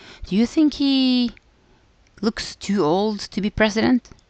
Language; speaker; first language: English; non-native, fluent; Norwegian